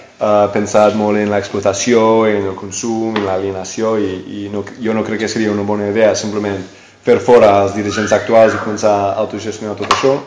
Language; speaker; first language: Catalan; non-native, fluent; English